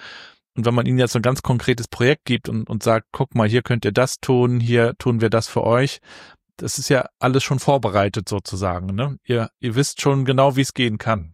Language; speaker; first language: German; native; German